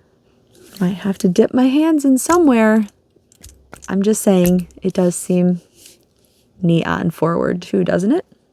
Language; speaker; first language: English; native; English